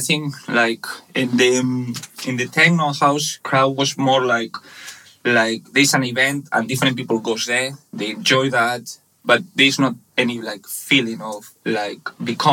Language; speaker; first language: English; non-native, fluent; Spanish